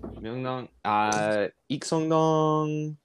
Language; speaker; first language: Korean; non-native, learner; English